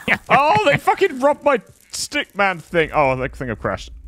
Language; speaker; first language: English; native; English